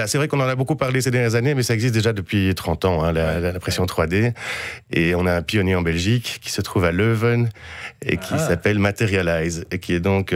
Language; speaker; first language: French; native; French